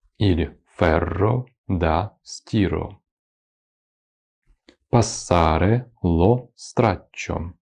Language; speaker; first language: Italian; non-native, fluent; Ukrainian